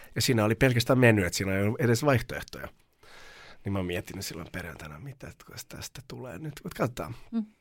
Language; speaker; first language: Finnish; non-native, fluent; Serbian